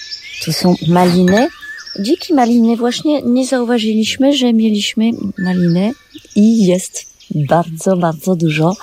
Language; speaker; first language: Polish; non-native, learner; French